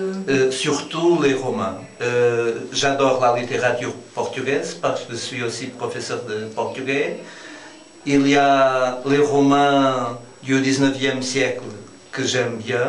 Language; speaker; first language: French; non-native, fluent; Portuguese